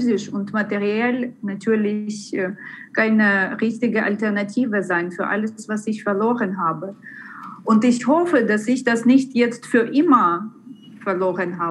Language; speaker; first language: German; non-native, fluent; Ukrainian